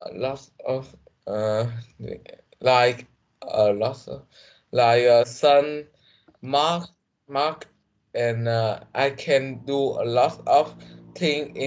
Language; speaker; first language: English; non-native, learner; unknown